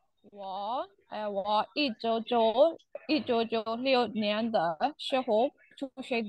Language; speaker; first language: Chinese; non-native, learner; Burmese